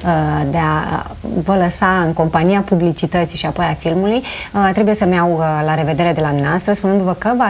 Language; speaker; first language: Romanian; native; Romanian